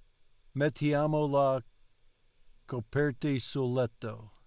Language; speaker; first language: Italian; non-native, learner; English